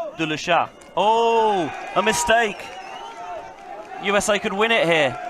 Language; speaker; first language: English; native; English